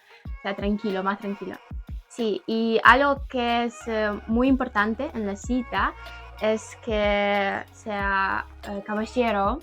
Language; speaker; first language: Spanish; non-native, learner; Ukrainian